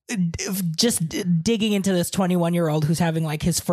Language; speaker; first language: English; non-native, local second language; Hiligaynon